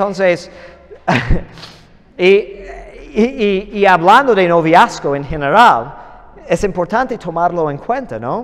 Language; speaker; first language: Spanish; non-native, fluent; English